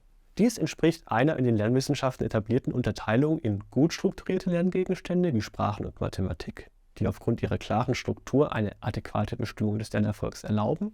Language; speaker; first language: German; native; German